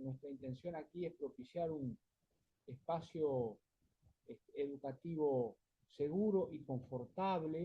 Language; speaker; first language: Spanish; native; Spanish